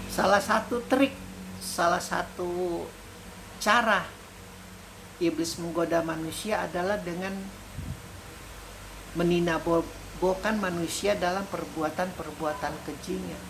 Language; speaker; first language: Indonesian; native; Indonesian